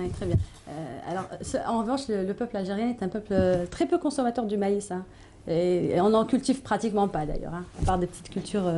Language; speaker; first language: French; native; French